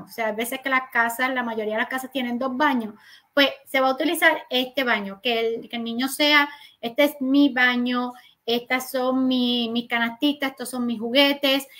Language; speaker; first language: Spanish; native; Spanish